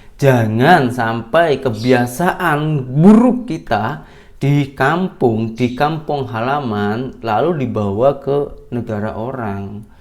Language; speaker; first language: Indonesian; native; Indonesian